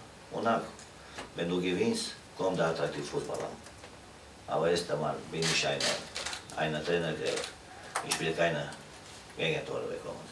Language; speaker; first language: German; non-native, fluent; Romanian